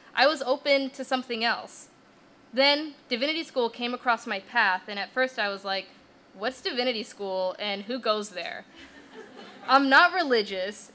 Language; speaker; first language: English; native; English